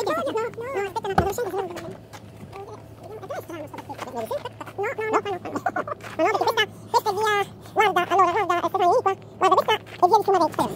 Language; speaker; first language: Italian; native; Italian